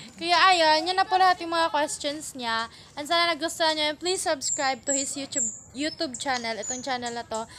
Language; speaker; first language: Filipino; non-native, local second language; Cebuano